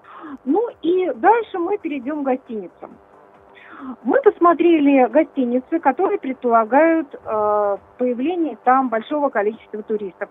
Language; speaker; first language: Russian; native; Russian